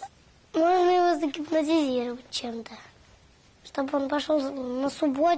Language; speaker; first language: Russian; native; Russian